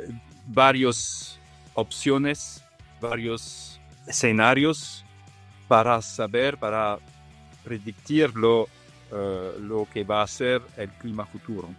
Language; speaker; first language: Spanish; non-native, learner; Italian